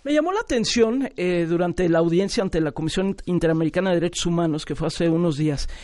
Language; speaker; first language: Spanish; native; Spanish